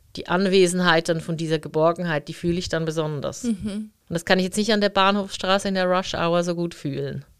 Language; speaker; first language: German; native; German